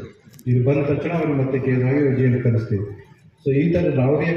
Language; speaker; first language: Kannada; non-native, learner; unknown